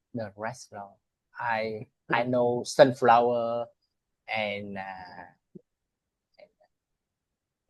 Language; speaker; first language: English; non-native, learner; Vietnamese